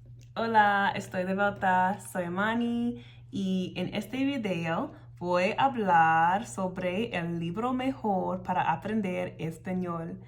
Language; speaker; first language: Spanish; non-native, learner; English